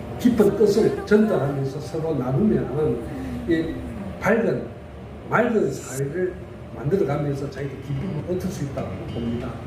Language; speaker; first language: Korean; native; Korean